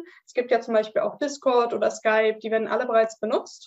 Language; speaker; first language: German; native; German